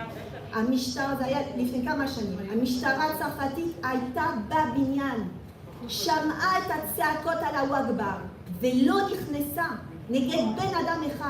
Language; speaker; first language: Hebrew; non-native, fluent; French